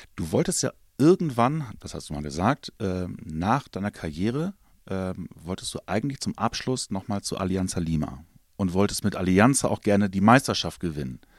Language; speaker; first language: German; native; German